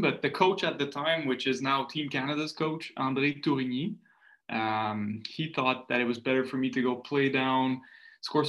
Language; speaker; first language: English; non-native, fluent; French